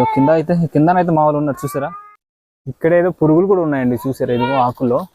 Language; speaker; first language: Telugu; non-native, local second language; Odia